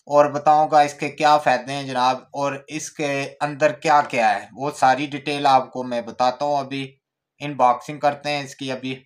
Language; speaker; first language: Urdu; non-native, local second language; Pahari-Potwari